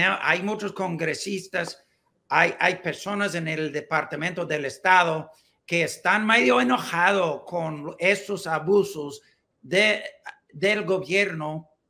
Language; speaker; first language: Spanish; non-native, learner; English